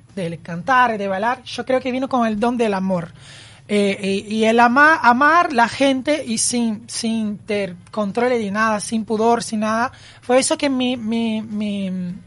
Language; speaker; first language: Spanish; non-native, learner; Portuguese